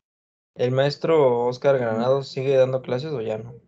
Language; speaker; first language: Spanish; native; Spanish